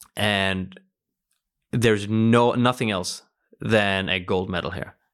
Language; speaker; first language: English; early bilingual, other home language; Norwegian